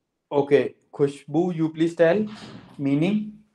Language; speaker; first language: English; non-native, local second language; Hindi